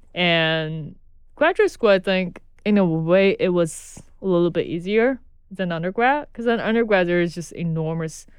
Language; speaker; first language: English; non-native, fluent; Chinese